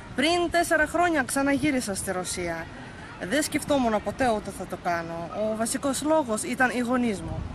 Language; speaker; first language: Greek; non-native, fluent; Russian